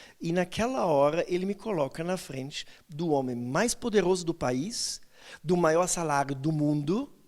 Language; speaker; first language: Portuguese; non-native, fluent; German